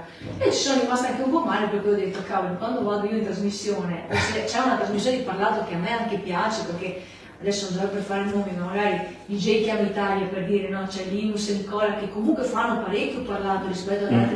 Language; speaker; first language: Italian; native; Italian